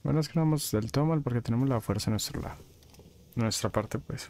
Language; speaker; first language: Spanish; native; Spanish